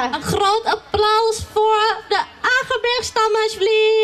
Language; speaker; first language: Dutch; non-native, fluent; Thai